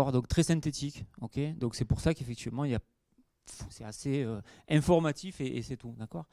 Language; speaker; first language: French; native; French